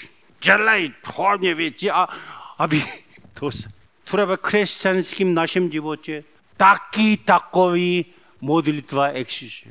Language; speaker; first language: Czech; non-native, learner; Korean